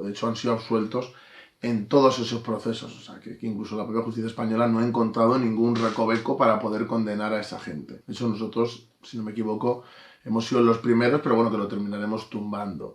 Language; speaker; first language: Spanish; native; Spanish